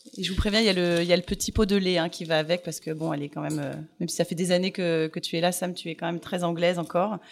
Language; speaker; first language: French; native; French